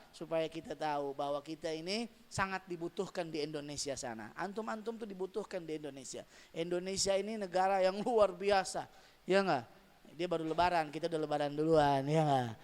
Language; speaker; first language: Indonesian; native; Indonesian